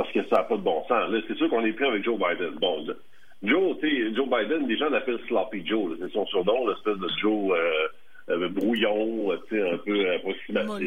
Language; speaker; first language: French; native; French